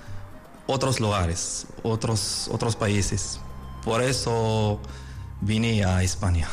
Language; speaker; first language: Spanish; non-native, learner; Arabic